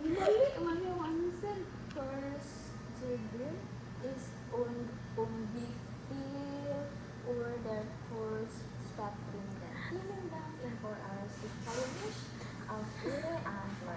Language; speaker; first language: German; non-native, learner; Cebuano